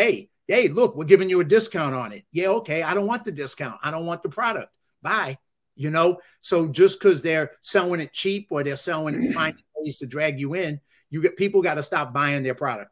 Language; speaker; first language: English; native; English